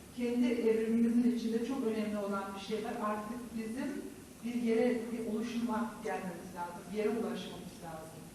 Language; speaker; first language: Turkish; native; Turkish